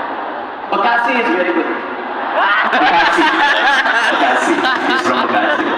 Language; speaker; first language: English; non-native, fluent; Indonesian